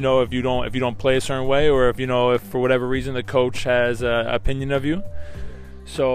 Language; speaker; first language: English; native; English